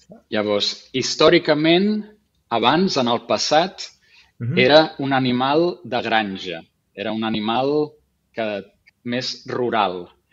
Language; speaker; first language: Catalan; non-native, local second language; Spanish